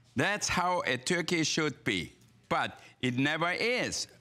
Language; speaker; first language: English; non-native, fluent; German